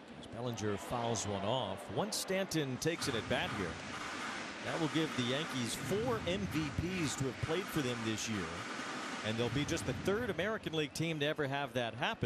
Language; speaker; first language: English; native; English